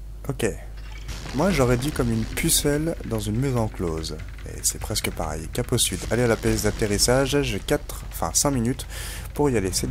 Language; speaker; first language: French; native; French